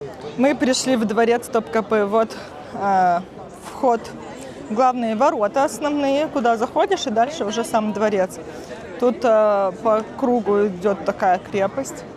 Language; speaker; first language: Russian; native; Russian